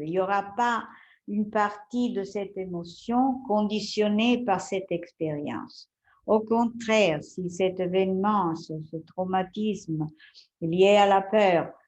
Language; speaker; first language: French; non-native, fluent; Italian